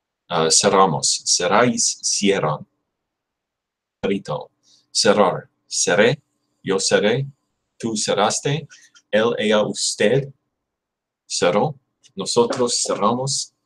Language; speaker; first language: Spanish; non-native, learner; English